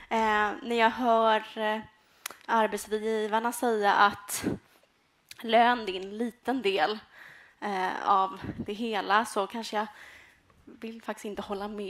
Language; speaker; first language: Swedish; native; Swedish